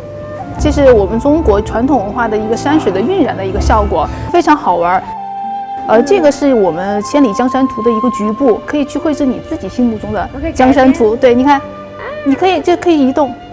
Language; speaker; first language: Chinese; native; Chinese